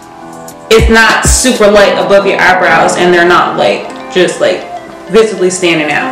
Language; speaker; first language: English; native; English